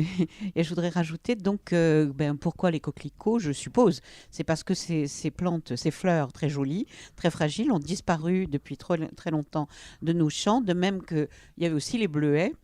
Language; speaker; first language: French; native; French